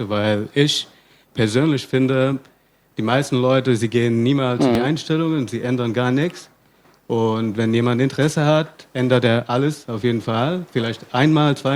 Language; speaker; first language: German; non-native, fluent; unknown